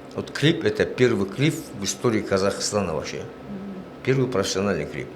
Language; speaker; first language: Russian; non-native, local second language; Kazakh